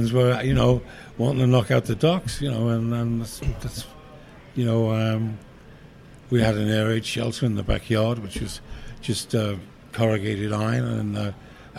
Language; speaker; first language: English; native; English